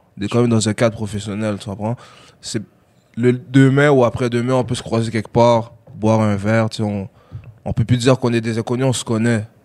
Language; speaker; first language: French; early bilingual, other home language; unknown